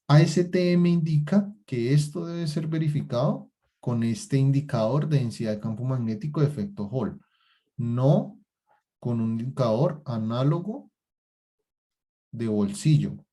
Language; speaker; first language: Spanish; native; Spanish